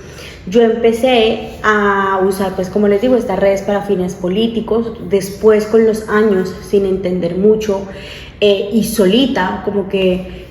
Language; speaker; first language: Spanish; native; Spanish